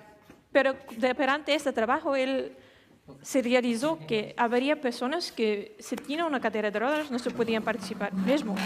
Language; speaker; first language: Spanish; non-native, fluent; Danish